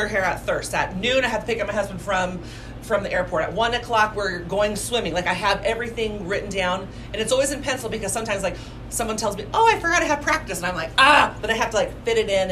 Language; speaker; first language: English; native; English